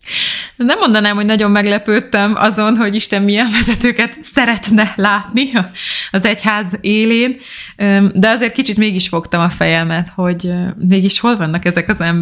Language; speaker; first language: Hungarian; native; Hungarian